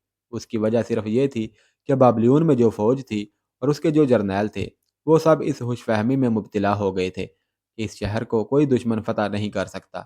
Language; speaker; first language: Urdu; native; Urdu